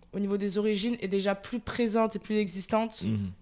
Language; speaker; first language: French; native; French